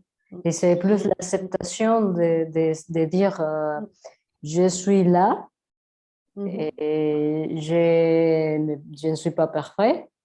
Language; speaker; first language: French; non-native, learner; Spanish